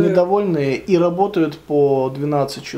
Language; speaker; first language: Russian; native; Russian